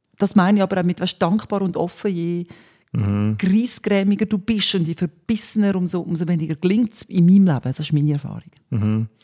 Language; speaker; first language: German; early bilingual, other home language; Swiss German